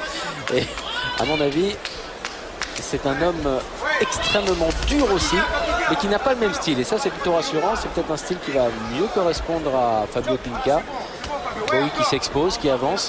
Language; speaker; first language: French; native; French